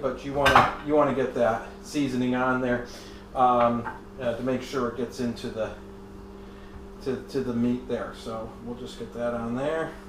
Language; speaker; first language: English; native; English